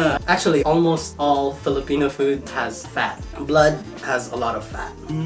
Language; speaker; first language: English; non-native, local second language; Filipino